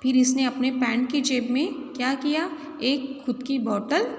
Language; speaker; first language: Hindi; non-native, local second language; Marathi